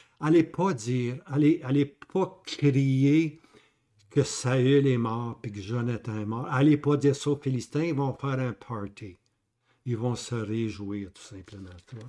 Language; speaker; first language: French; native; French